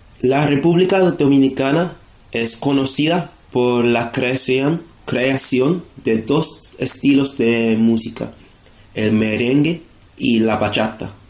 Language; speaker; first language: Spanish; non-native, fluent; English